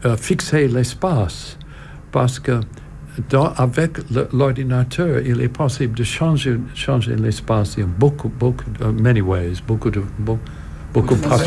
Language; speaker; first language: French; non-native, learner; English